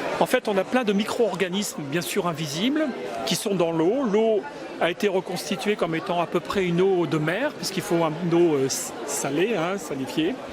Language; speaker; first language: French; native; French